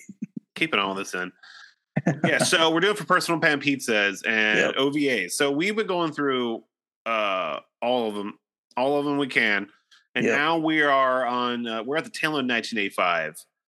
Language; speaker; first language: English; native; English